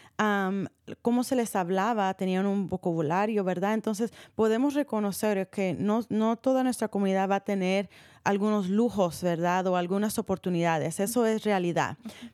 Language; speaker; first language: Spanish; early bilingual, heritage; Spanish